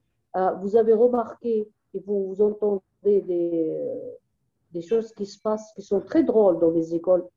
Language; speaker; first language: French; non-native, local second language; Arabic